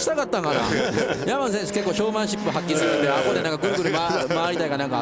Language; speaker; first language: Japanese; native; Japanese